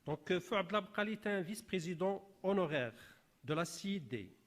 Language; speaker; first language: French; non-native, local second language; Arabic